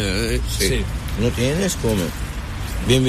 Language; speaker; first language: Spanish; non-native, learner; Arabic